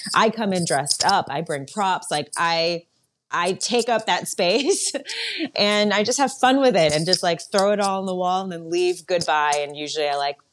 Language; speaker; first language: English; native; English